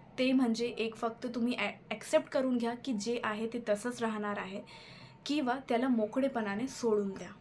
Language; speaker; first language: Marathi; non-native, local second language; Hindi